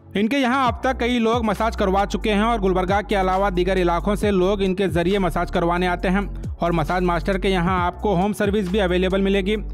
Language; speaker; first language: Hindi; non-native, local second language; Urdu